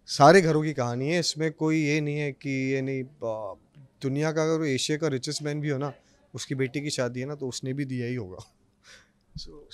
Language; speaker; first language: Hindi; native; Hindi